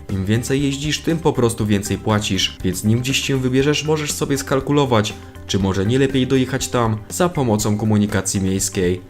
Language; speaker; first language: Polish; native; Polish